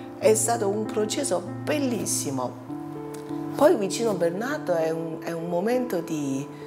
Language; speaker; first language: Italian; non-native, fluent; Chinese